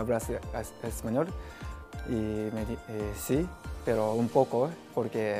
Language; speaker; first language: Spanish; non-native, learner; Japanese